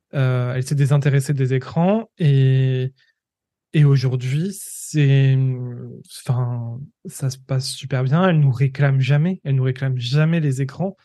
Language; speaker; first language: French; native; French